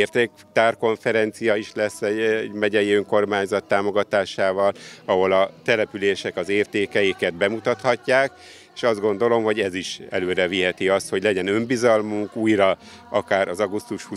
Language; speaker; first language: Hungarian; native; Hungarian